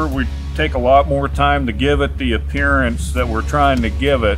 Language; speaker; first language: English; native; English